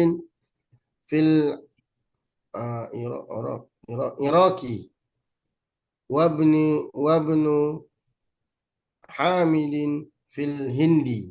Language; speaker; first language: Arabic; non-native, learner; Indonesian